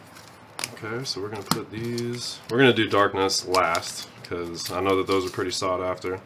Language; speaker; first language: English; native; English